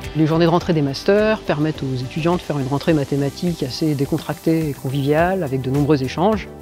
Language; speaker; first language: French; native; French